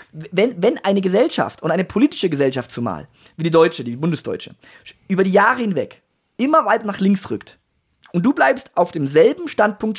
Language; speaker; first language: German; native; German